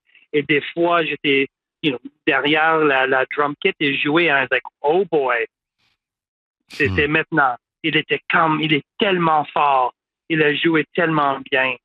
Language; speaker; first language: French; non-native, local second language; English